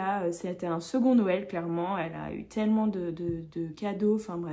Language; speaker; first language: French; native; French